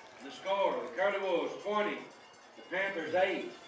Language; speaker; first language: English; native; English